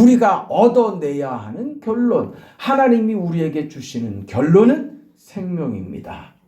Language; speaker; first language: Korean; native; Korean